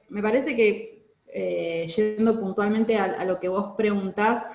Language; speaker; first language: Spanish; native; Spanish